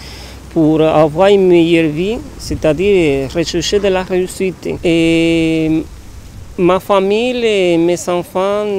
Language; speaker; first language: French; non-native, learner; Spanish